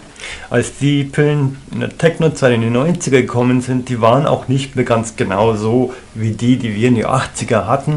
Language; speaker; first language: German; native; German